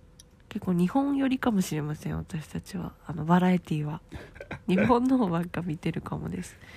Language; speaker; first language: Japanese; native; Japanese